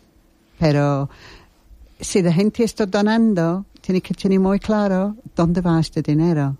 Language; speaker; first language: Spanish; non-native, fluent; English